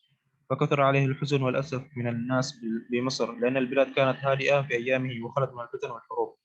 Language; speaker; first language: Arabic; non-native, learner; Indonesian